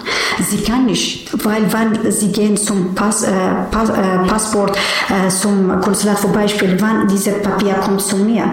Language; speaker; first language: German; non-native, learner; Persian